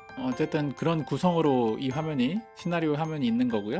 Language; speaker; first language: Korean; native; Korean